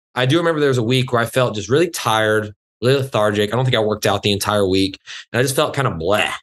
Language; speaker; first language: English; native; English